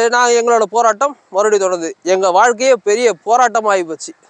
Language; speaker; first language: Tamil; native; Tamil